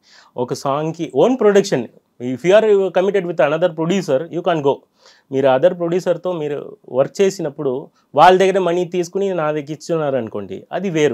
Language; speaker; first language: Telugu; non-native, fluent; Tamil